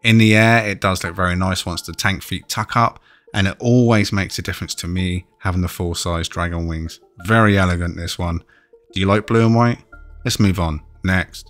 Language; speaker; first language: English; native; English